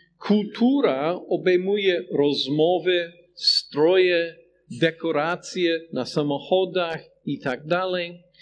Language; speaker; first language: Polish; non-native, fluent; English